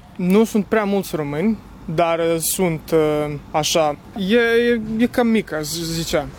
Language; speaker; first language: Romanian; early bilingual, heritage; Romanian